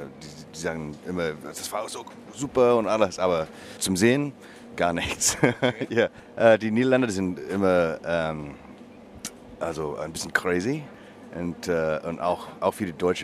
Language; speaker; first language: German; non-native, learner; English